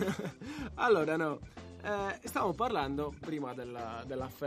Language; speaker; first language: Italian; native; Italian